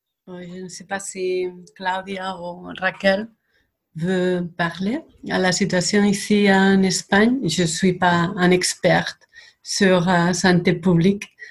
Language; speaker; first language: French; non-native, fluent; Spanish